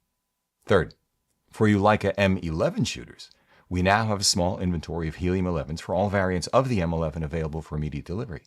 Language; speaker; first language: English; native; English